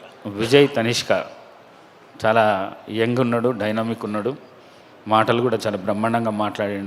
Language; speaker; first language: Telugu; native; Telugu